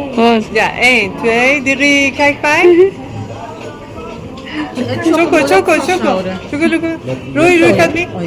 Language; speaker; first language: Dutch; non-native, learner; Filipino